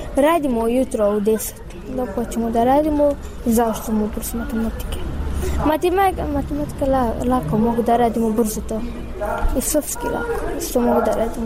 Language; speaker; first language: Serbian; non-native, learner; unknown